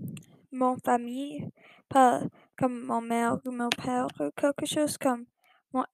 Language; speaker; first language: French; non-native, learner; English